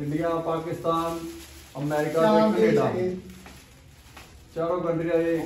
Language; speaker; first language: Hindi; non-native, local second language; Punjabi